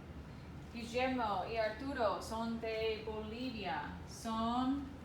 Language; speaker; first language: Spanish; non-native, fluent; English